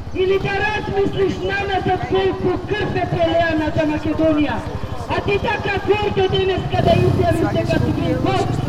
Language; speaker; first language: Macedonian; native; Macedonian